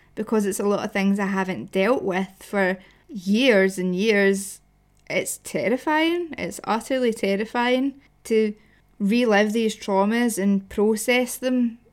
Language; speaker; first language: English; native; English